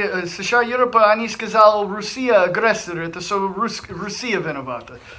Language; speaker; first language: Russian; non-native, learner; English